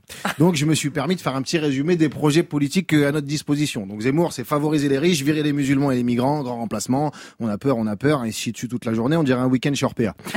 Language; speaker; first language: French; native; French